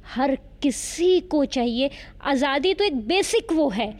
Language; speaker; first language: Hindi; native; Hindi